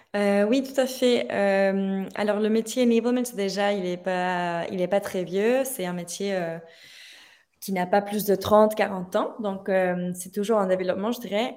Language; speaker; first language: French; non-native, fluent; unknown